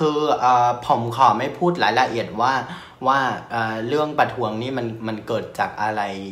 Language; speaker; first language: Thai; non-native, fluent; Vietnamese